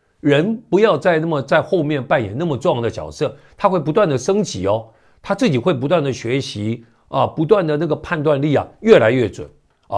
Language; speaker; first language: Chinese; native; Chinese